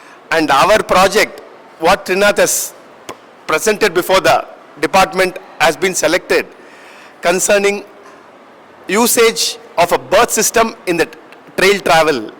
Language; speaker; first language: English; non-native, local second language; Telugu